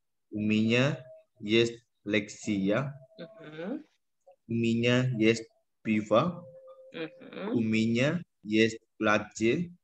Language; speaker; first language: Russian; non-native, learner; Indonesian